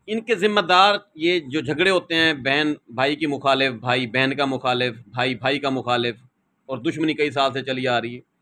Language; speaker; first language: Urdu; non-native, local second language; Saraiki